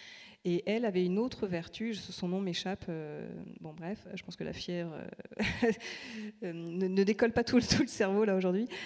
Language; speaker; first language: French; native; French